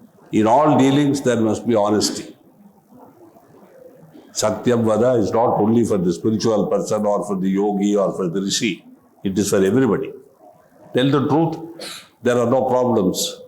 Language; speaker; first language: English; non-native, local second language; Tamil